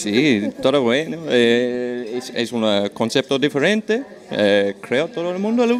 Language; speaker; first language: Spanish; non-native, learner; English